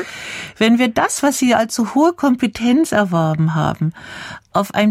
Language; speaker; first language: German; native; German